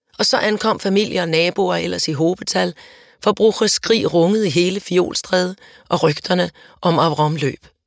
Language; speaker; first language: Danish; native; Danish